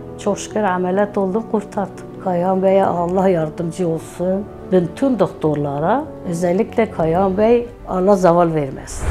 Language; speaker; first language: Turkish; non-native, local second language; Azerbaijani